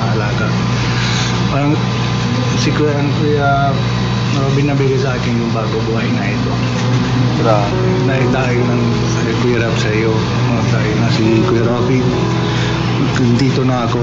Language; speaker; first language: Filipino; non-native, learner; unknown